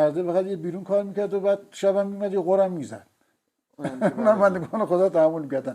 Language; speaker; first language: Persian; native; Persian